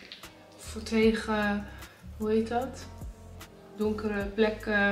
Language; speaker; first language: Dutch; native; Dutch